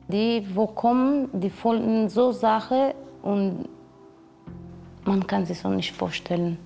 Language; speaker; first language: German; non-native, learner; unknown